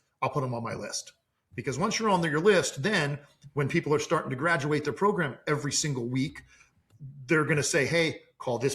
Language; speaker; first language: English; native; English